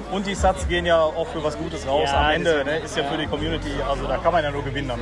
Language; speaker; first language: German; native; German